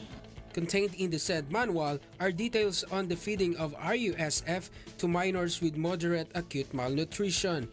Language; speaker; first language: English; non-native, local second language; Filipino